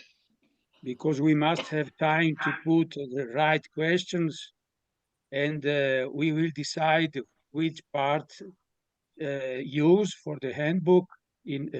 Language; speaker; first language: English; non-native, learner; Italian